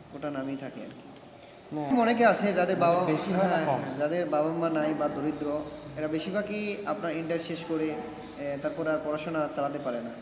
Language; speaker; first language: Bangla; non-native, local second language; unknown